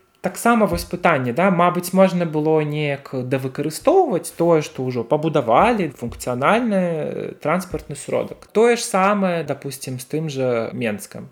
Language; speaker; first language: Belarusian; non-native, local second language; Russian